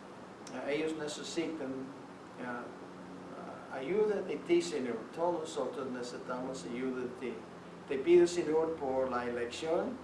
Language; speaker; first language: Spanish; non-native, fluent; English